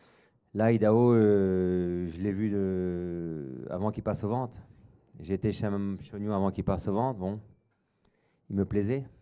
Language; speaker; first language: French; native; French